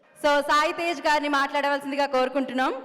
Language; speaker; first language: Telugu; native; Telugu